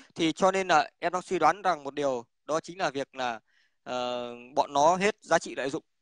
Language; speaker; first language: Vietnamese; native; Vietnamese